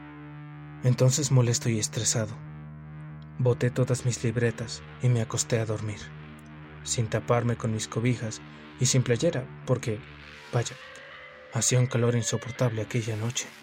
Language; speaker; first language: Spanish; native; Spanish